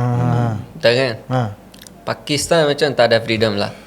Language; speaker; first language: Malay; non-native, learner; Punjabi